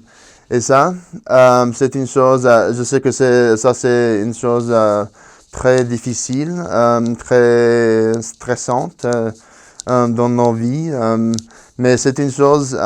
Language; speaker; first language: French; non-native, fluent; Spanish